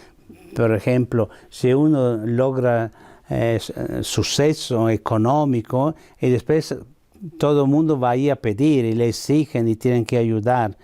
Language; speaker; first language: Spanish; non-native, fluent; Italian